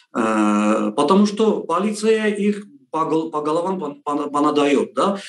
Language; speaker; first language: Russian; non-native, local second language; Armenian